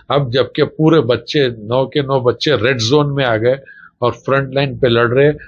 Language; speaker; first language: Hindi; non-native, local second language; Urdu